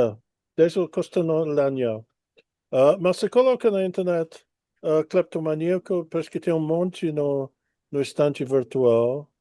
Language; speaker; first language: Portuguese; non-native, fluent; English